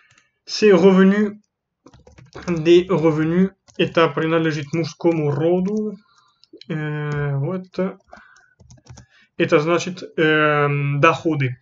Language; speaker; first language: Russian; non-native, fluent; French